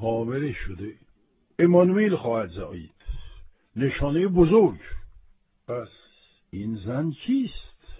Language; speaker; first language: Persian; non-native, fluent; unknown